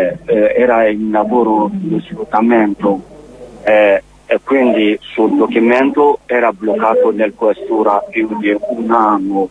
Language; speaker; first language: Italian; non-native, learner; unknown